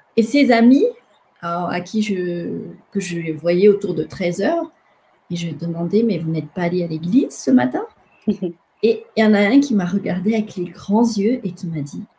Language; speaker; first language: French; non-native, local second language; Malagasy